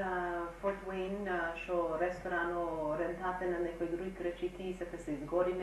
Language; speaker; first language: Macedonian; early bilingual, heritage; Macedonian